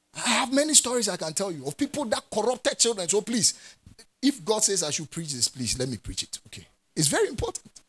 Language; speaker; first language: English; non-native, local second language; Akan